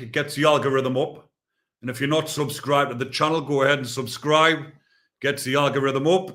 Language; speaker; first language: English; native; English